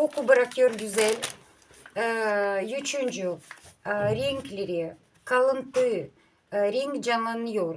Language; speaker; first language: Turkish; non-native, learner; Russian